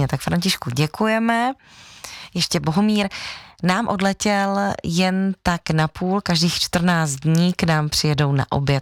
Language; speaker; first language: Czech; native; Czech